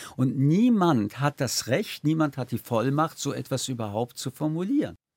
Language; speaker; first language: German; early bilingual, other home language; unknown